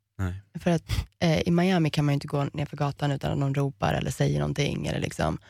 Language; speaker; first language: Swedish; early bilingual, heritage; Swedish